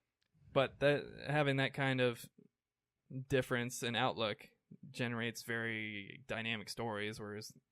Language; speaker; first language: English; native; English